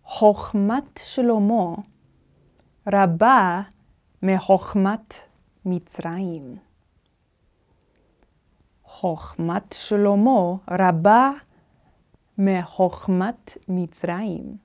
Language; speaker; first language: Hebrew; non-native, fluent; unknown